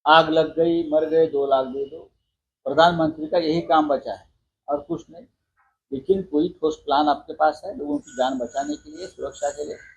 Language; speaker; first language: Hindi; non-native, local second language; Marathi